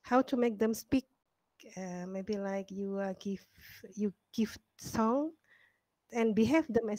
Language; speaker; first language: English; non-native, learner; Indonesian